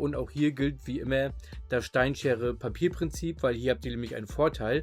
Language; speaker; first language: German; native; German